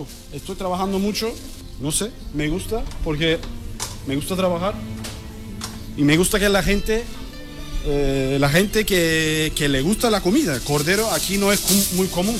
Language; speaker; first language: Spanish; non-native, learner; Turkish